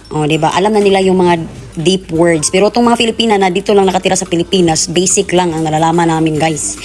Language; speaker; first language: Filipino; non-native, local second language; Cebuano